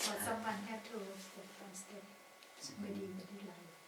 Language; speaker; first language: English; non-native, learner; Thai